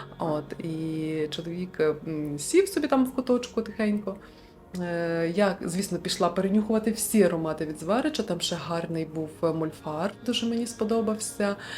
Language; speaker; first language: Ukrainian; non-native, local second language; Russian